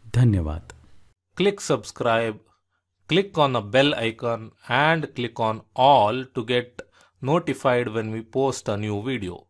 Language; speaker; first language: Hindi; non-native, local second language; Kannada